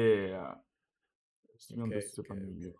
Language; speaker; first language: French; non-native, learner; Russian